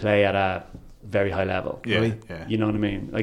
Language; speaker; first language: English; native; English